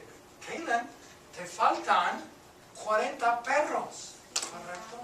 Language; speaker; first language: Spanish; non-native, fluent; English